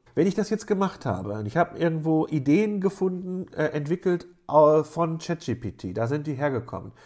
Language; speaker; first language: German; native; German